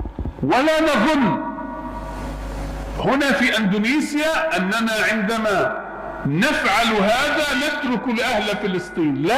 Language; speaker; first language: Arabic; non-native, fluent; Indonesian